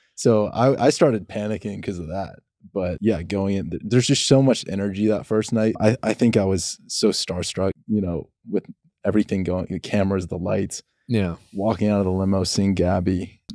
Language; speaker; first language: English; native; English